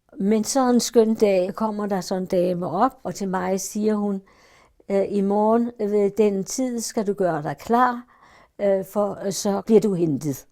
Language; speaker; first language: Danish; early bilingual, other home language; German